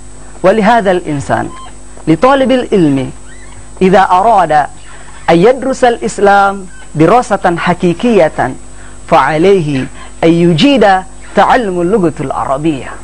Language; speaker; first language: Arabic; non-native, fluent; Indonesian